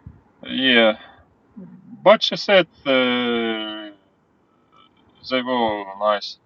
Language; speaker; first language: English; non-native, learner; Ukrainian